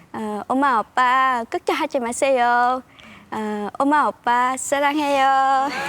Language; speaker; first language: Korean; non-native, learner; Vietnamese